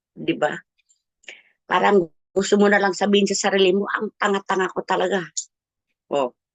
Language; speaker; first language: Filipino; non-native, local second language; Cebuano